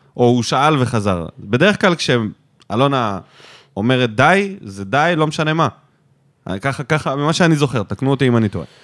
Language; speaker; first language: Hebrew; native; Hebrew